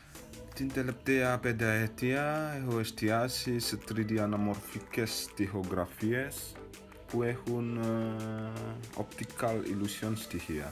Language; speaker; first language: Greek; non-native, fluent; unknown